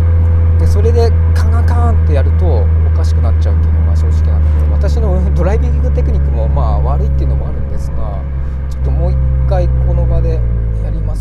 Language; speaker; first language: Japanese; native; Japanese